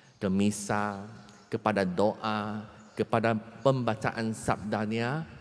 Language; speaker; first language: Malay; non-native, local second language; Chinese